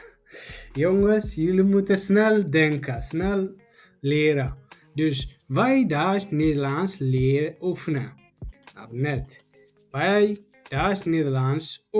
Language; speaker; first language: Dutch; non-native, fluent; Tigrinya